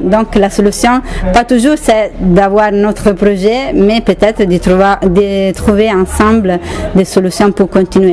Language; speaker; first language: French; non-native, fluent; Italian